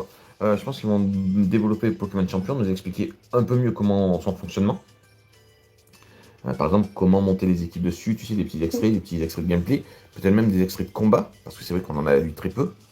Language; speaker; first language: French; native; French